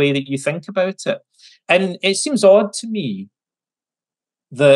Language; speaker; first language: English; native; English